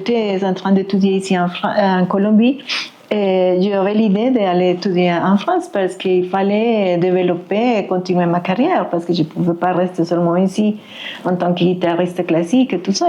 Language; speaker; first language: French; non-native, fluent; Spanish